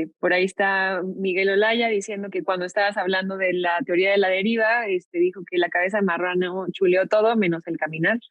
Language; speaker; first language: Spanish; native; Spanish